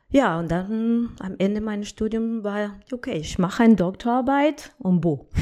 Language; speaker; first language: German; non-native, fluent; Spanish